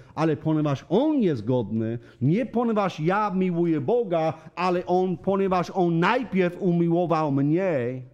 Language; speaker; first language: Polish; non-native, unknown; English